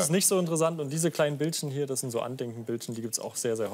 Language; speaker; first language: German; native; German